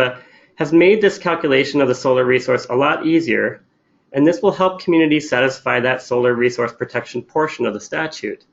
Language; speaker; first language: English; native; English